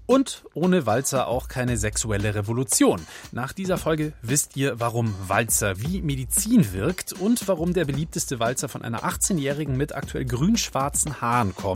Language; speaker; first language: German; native; German